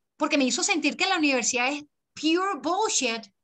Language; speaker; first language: Spanish; native; Spanish